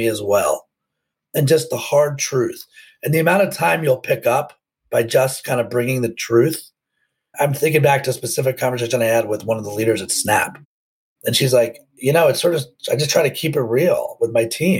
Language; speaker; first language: English; native; English